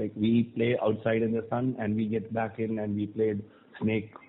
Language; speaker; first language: English; non-native, local second language; Tamil